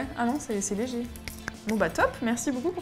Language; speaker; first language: French; native; French